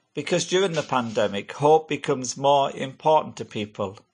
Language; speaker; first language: English; native; English